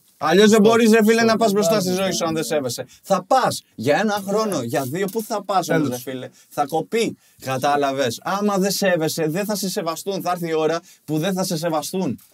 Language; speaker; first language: Greek; early bilingual, other home language; Albanian